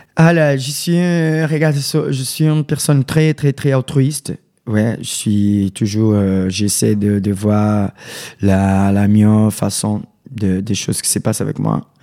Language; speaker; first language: French; non-native, learner; Portuguese